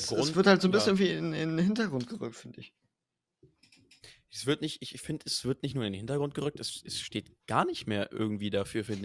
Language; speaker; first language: German; native; German